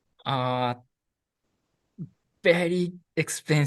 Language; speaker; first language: English; non-native, learner; Japanese